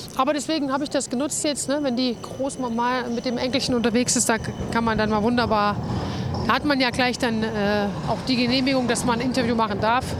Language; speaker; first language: German; native; German